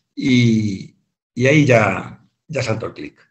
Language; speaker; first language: Spanish; native; Spanish